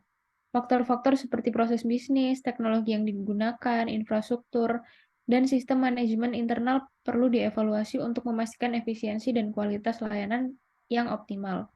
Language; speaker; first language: Indonesian; native; Indonesian